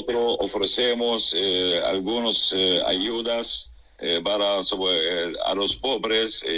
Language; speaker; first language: Spanish; non-native, fluent; Arabic